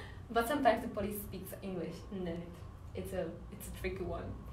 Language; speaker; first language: English; non-native, fluent; Czech